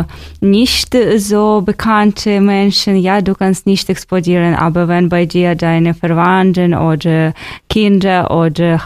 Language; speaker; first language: German; non-native, fluent; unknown